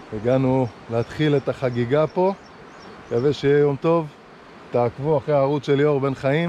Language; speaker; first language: Hebrew; native; Hebrew